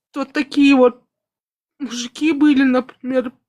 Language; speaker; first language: Russian; non-native, local second language; Kazakh